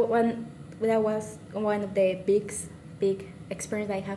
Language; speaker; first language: English; non-native, learner; Spanish